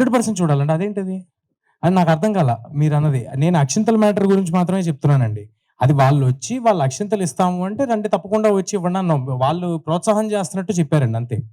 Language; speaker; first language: Telugu; native; Telugu